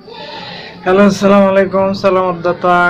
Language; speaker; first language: Indonesian; non-native, learner; Bangla